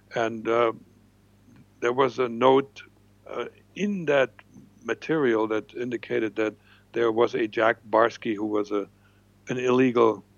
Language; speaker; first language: English; non-native, fluent; German